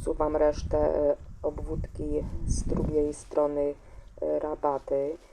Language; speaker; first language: Polish; native; Polish